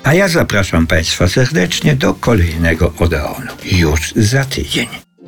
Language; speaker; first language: Polish; native; Polish